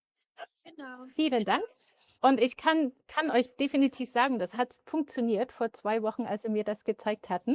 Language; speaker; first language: German; native; German